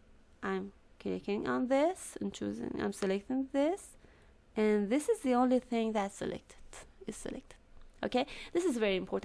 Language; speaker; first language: English; non-native, fluent; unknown